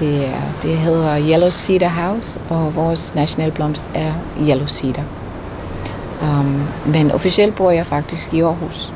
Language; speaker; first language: Danish; non-native, fluent; English